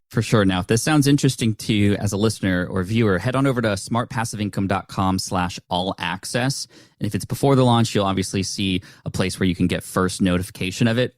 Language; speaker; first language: English; native; English